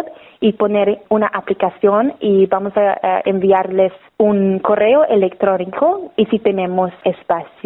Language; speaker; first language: Spanish; non-native, fluent; English